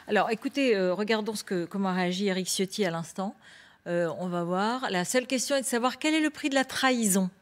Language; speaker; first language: French; native; French